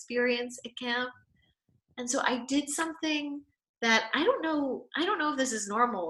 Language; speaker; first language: English; native; English